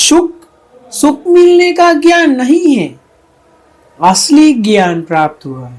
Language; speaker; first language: Hindi; non-native, fluent; Sinhala